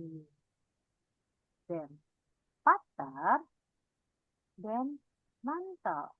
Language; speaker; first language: German; non-native, fluent; Indonesian